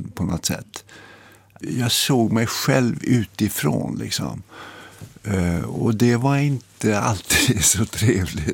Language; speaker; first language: Swedish; native; Swedish